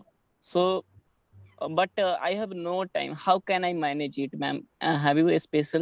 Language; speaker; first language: English; non-native, learner; Hindi